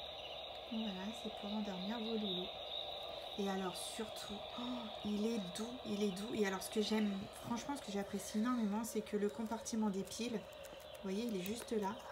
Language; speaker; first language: French; native; French